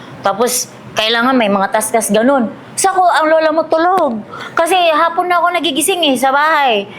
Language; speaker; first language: Filipino; non-native, local second language; Cebuano